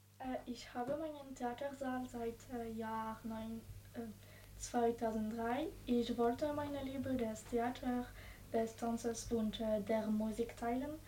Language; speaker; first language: German; non-native, learner; French